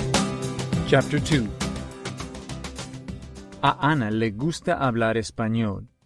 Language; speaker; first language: Spanish; non-native, fluent; English